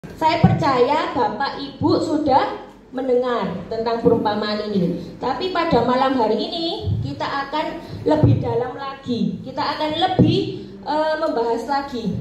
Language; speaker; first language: Indonesian; native; Indonesian